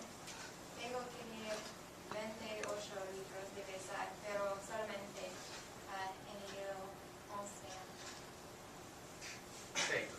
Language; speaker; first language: Spanish; non-native, learner; English